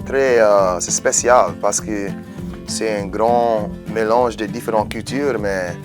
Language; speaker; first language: French; non-native, local second language; English